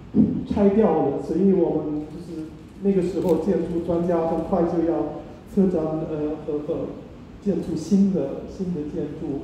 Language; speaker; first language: Chinese; non-native, fluent; German